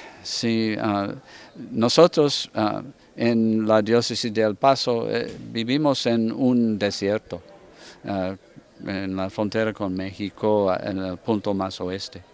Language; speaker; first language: Spanish; non-native, fluent; English